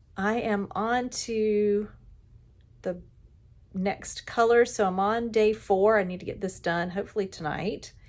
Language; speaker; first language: English; native; English